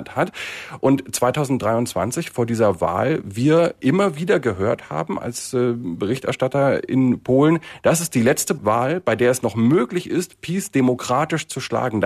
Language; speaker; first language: German; native; German